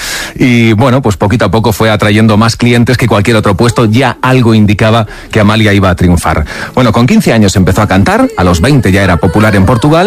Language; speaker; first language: Spanish; native; Spanish